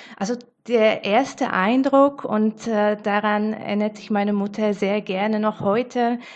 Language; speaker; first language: German; non-native, fluent; Slovak